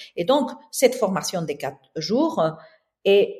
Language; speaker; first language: French; non-native, fluent; Spanish